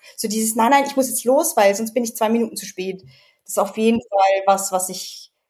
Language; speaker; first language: German; native; German